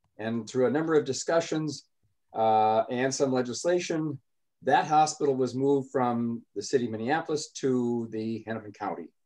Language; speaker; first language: English; native; English